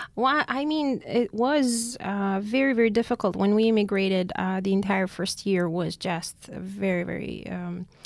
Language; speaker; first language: English; non-native, fluent; Armenian